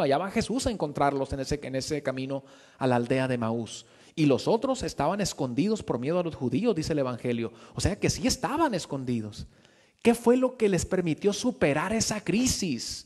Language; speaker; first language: Spanish; native; Spanish